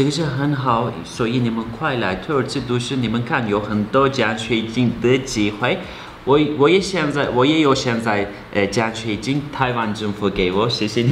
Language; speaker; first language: Chinese; non-native, learner; Turkish